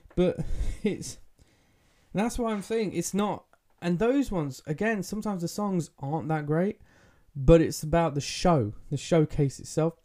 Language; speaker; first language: English; early bilingual, other home language; Hindi